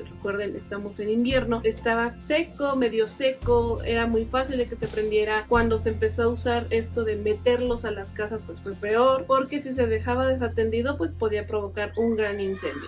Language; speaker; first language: Spanish; native; Spanish